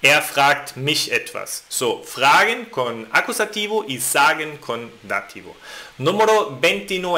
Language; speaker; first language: Spanish; non-native, fluent; German